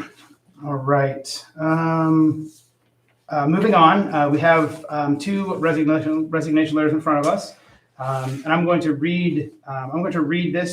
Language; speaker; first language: English; native; English